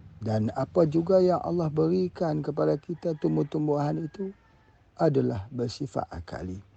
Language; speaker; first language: Malay; native; Malay